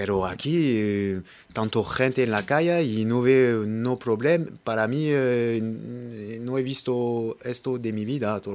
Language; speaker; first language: Spanish; non-native, learner; French